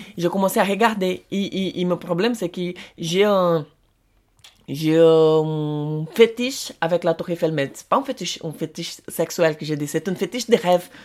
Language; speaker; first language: French; non-native, learner; Portuguese